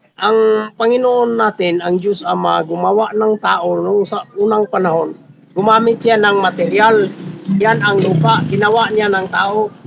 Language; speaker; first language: Filipino; non-native, local second language; Cebuano